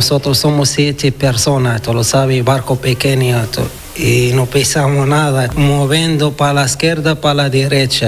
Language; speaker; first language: Spanish; non-native, learner; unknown